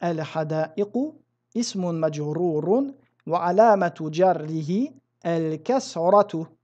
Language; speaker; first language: Arabic; non-native, fluent; French